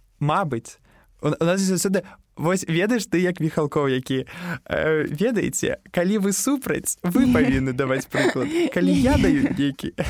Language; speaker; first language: Belarusian; non-native, local second language; Russian